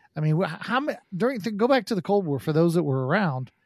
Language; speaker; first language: English; native; English